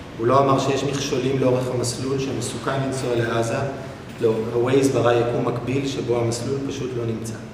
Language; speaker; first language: Hebrew; native; Hebrew